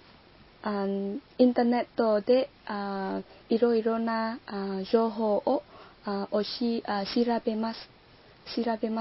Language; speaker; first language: Japanese; non-native, learner; Vietnamese